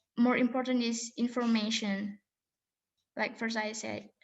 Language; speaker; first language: English; non-native, learner; Indonesian